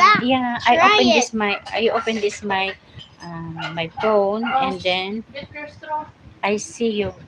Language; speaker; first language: English; non-native, learner; Filipino